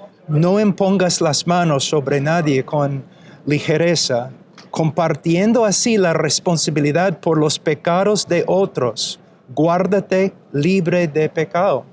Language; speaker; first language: Spanish; non-native, fluent; English